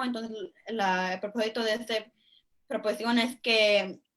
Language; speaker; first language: Spanish; early bilingual, heritage; Spanish